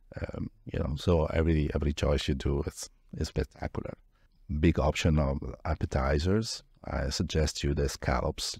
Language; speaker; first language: English; non-native, fluent; Italian